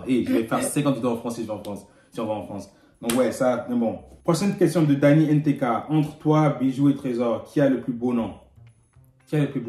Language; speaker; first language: French; native; French